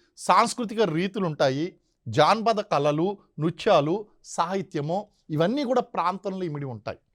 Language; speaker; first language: Telugu; native; Telugu